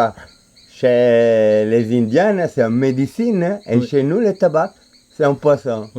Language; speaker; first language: French; non-native, fluent; Spanish